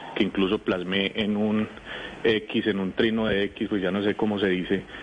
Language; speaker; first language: Spanish; native; Spanish